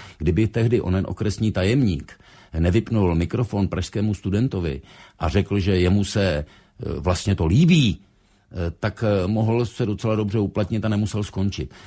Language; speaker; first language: Czech; native; Czech